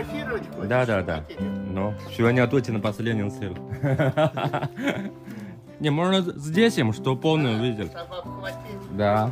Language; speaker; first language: Russian; non-native, learner; Chinese